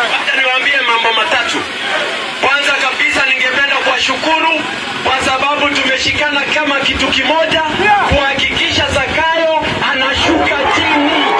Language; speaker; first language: Swahili; non-native, local second language; Kalenjin